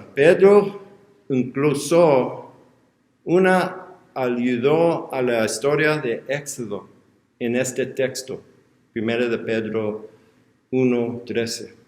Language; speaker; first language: Spanish; non-native, learner; English